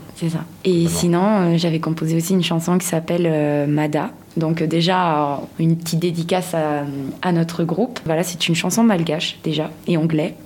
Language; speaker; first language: French; non-native, local second language; Malagasy